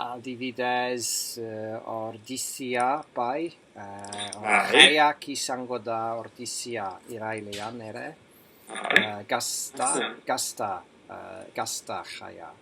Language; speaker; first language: Basque; non-native, learner; English